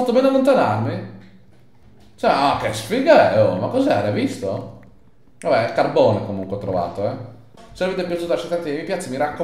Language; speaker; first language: Italian; native; Italian